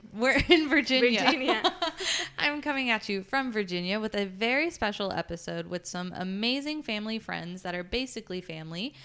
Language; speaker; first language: English; early bilingual, other home language; Spanish